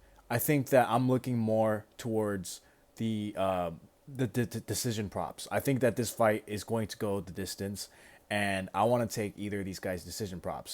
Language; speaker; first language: English; native; English